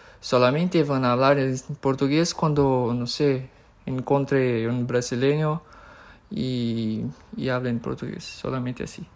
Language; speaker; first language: Spanish; non-native, fluent; Portuguese